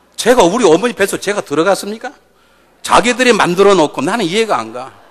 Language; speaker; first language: Korean; native; Korean